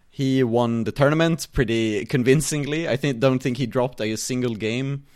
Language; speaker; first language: English; non-native, fluent; Swedish